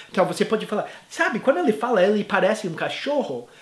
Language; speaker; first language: Portuguese; non-native, fluent; English